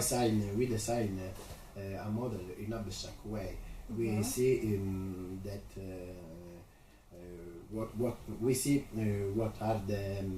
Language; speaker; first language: English; non-native, learner; Italian